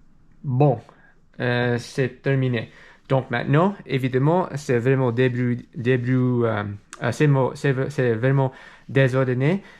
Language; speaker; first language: French; non-native, learner; English